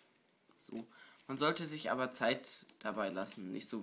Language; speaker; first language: German; native; German